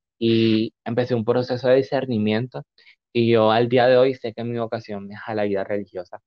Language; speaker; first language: Spanish; native; Spanish